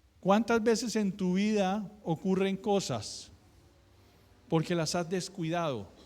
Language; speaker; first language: Spanish; native; Spanish